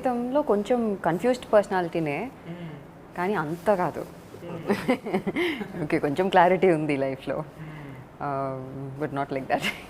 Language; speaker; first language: Telugu; non-native, fluent; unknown